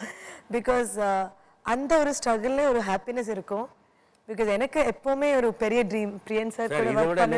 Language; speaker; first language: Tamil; non-native, fluent; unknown